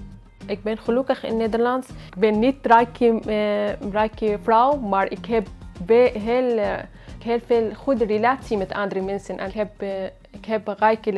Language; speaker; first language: Dutch; non-native, learner; Arabic